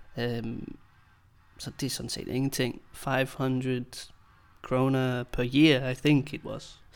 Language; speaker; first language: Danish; non-native, fluent; English